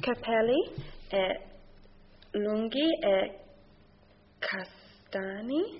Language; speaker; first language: Italian; non-native, learner; English